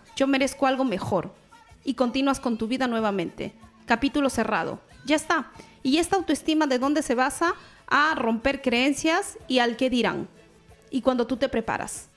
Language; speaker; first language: Spanish; native; Spanish